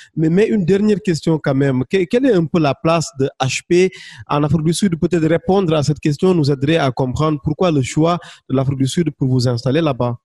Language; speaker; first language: French; non-native, local second language; Wolof